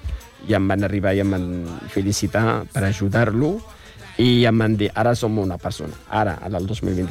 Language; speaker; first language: Catalan; non-native, fluent; Arabic